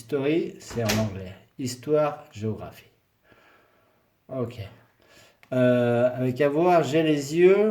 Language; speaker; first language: French; non-native, fluent; Spanish